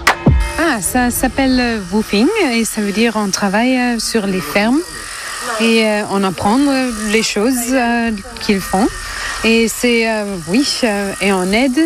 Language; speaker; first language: French; non-native, fluent; German